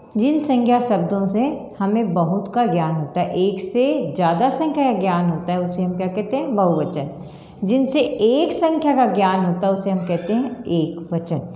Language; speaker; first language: Hindi; native; Hindi